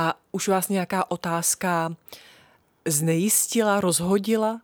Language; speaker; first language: Czech; native; Czech